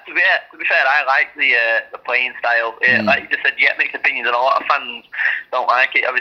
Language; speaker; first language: English; native; English